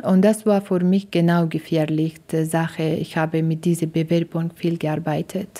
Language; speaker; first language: German; non-native, learner; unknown